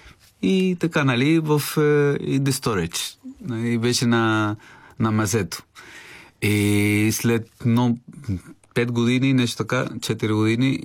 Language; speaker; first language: Bulgarian; non-native, learner; Spanish